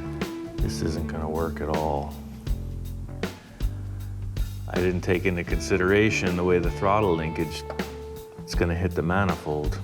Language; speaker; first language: English; native; English